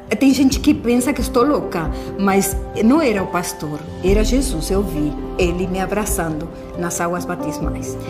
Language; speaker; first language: Portuguese; non-native, fluent; Spanish